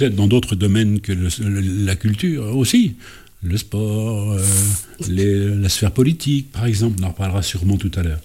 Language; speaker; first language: French; native; French